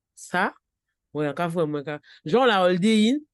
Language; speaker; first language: French; native; French